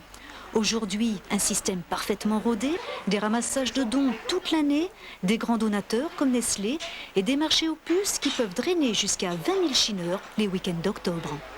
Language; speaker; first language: French; native; French